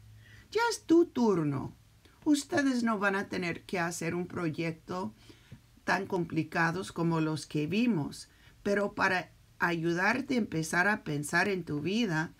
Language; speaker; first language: Spanish; early bilingual, heritage; Spanish